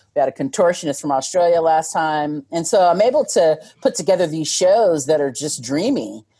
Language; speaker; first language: English; native; English